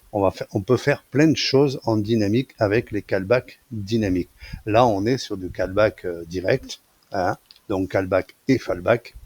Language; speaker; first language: French; native; French